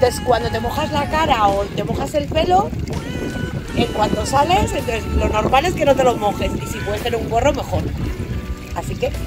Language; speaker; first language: Spanish; native; Spanish